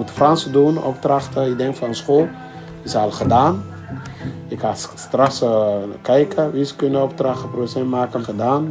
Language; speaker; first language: Dutch; non-native, fluent; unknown